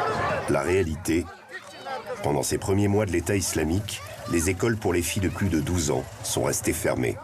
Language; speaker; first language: French; native; French